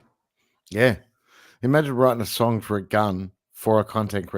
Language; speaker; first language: English; native; English